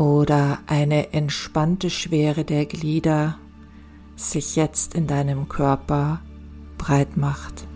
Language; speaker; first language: German; native; German